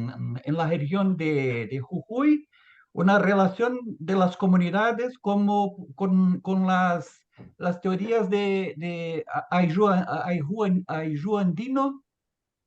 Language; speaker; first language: Spanish; non-native, fluent; Portuguese